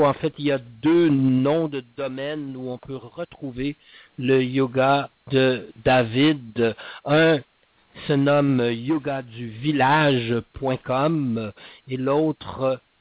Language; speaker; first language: French; native; French